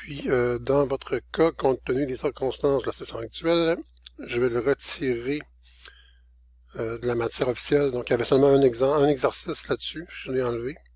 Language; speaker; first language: French; native; French